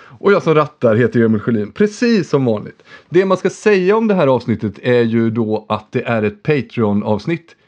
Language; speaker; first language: Swedish; native; Swedish